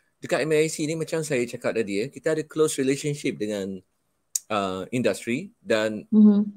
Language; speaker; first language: Malay; native; Malay